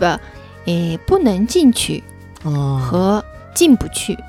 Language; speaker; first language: Chinese; non-native, learner; Japanese